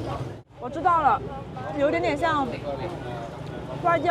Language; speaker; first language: Chinese; native; Chinese